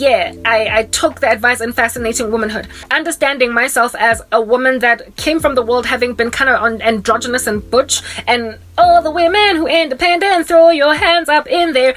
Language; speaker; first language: English; non-native, local second language; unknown